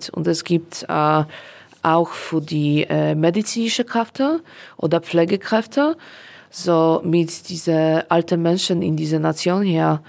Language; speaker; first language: German; non-native, learner; Polish